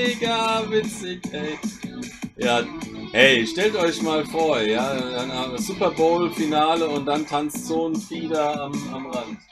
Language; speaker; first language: German; native; German